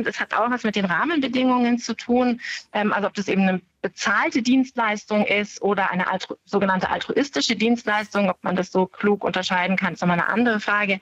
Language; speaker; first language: German; native; German